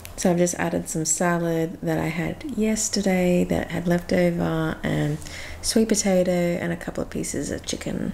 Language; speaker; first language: English; native; English